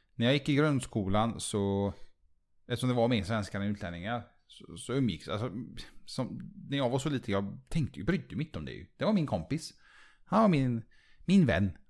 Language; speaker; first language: Swedish; early bilingual, other home language; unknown